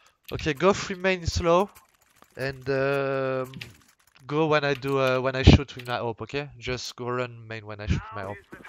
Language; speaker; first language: English; non-native, fluent; French